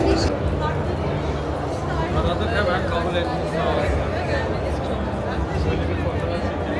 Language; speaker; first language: Turkish; non-native, learner; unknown